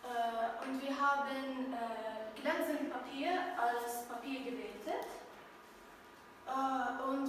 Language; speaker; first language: German; non-native, learner; Arabic